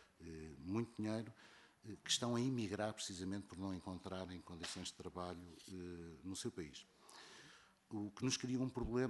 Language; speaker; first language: Portuguese; native; Portuguese